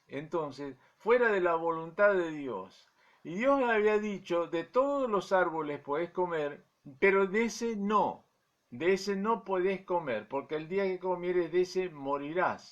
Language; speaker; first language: Spanish; native; Spanish